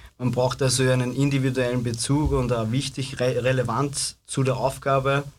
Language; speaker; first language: German; native; German